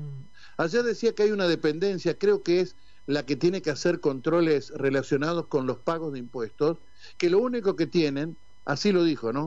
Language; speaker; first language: Spanish; native; Spanish